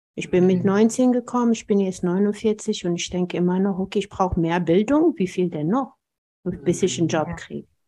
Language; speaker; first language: German; non-native, fluent; Amharic